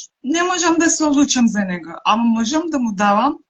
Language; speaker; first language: Macedonian; non-native, local second language; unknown